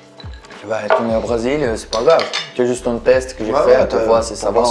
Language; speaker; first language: French; non-native, learner; Portuguese